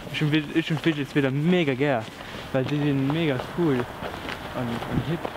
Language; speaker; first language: German; non-native, local second language; Luxembourgish